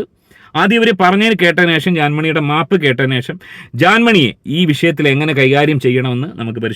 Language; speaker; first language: Malayalam; native; Malayalam